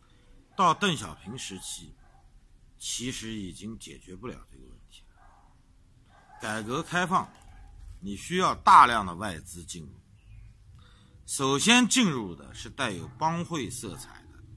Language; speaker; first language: Chinese; native; Chinese